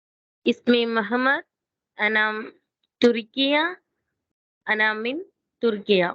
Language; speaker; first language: Arabic; non-native, learner; Tamil